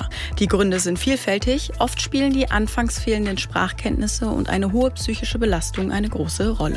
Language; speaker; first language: German; native; German